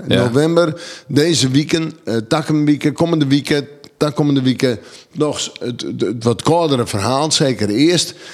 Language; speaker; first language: Dutch; non-native, local second language; Western Frisian